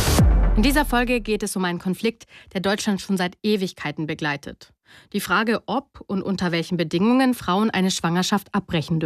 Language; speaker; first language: German; native; German